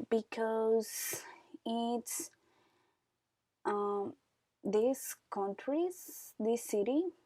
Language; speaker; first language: English; non-native, learner; Spanish